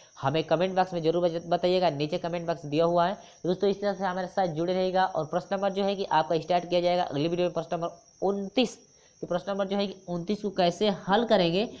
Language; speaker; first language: Hindi; native; Hindi